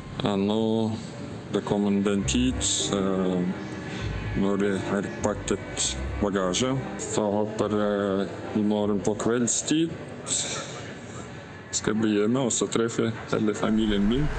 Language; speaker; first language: Norwegian; non-native, learner; Russian